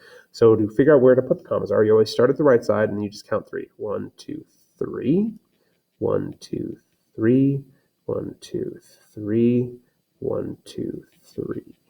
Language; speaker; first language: English; native; English